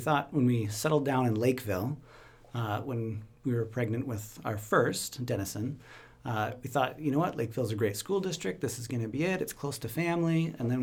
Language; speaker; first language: English; native; English